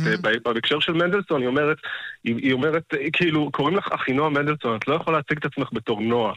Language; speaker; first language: Hebrew; native; Hebrew